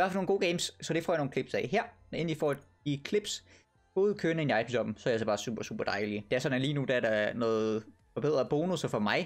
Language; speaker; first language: Danish; native; Danish